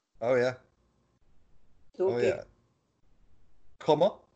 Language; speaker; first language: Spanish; non-native, learner; English